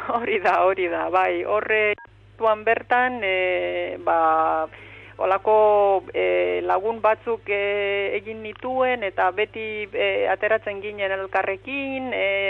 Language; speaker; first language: Basque; non-native, fluent; Romanian